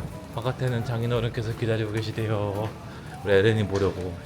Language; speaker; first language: Korean; native; Korean